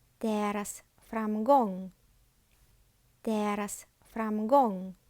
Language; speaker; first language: Swedish; non-native, fluent; Ukrainian